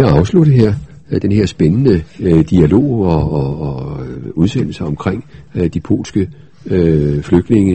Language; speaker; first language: Danish; native; Danish